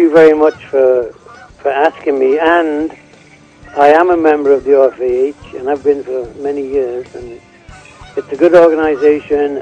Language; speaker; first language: English; native; English